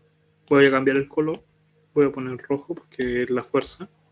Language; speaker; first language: Spanish; native; Spanish